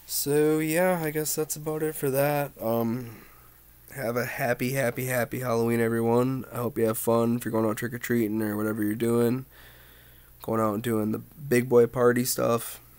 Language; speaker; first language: English; native; English